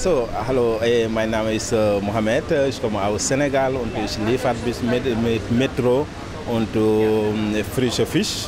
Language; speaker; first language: German; non-native, learner; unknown